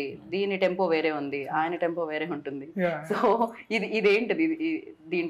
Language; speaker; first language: Telugu; native; Telugu